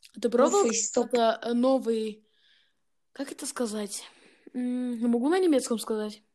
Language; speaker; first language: Russian; early bilingual, heritage; Russian